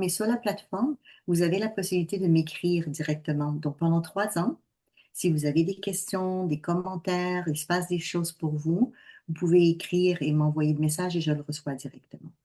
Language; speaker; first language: French; native; French